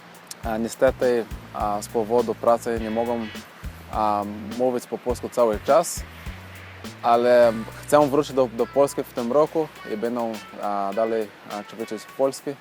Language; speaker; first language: Polish; non-native, fluent; Portuguese